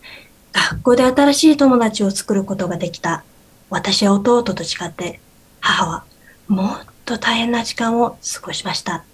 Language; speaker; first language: Japanese; non-native, learner; Korean